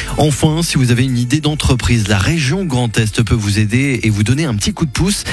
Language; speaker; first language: French; native; French